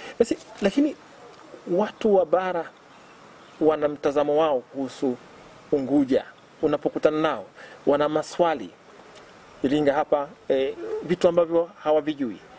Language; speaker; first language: Swahili; native; Swahili